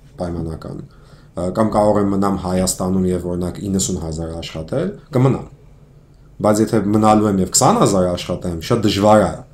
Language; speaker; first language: Armenian; early bilingual, heritage; Armenian